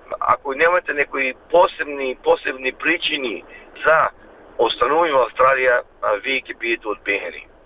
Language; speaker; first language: Macedonian; early bilingual, heritage; Macedonian